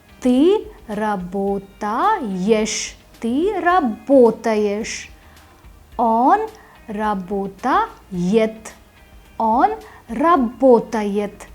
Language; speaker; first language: Russian; non-native, fluent; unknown